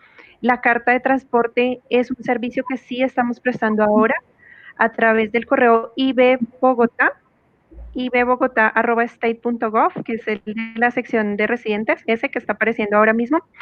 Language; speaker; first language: Spanish; native; Spanish